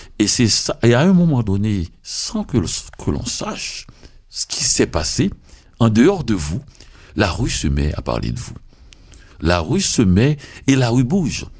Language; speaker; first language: French; non-native, local second language; Haitian Creole